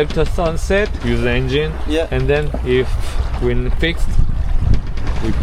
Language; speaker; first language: English; non-native, learner; Korean